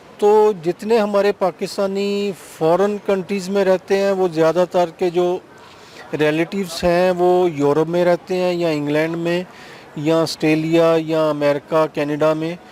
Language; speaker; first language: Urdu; non-native, local second language; Punjabi